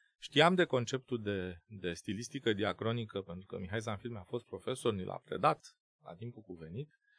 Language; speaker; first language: Romanian; native; Romanian